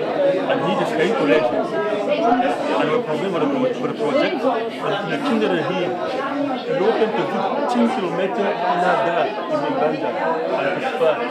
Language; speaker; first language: Dutch; non-native, learner; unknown